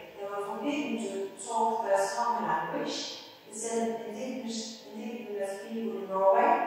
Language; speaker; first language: English; non-native, fluent; Norwegian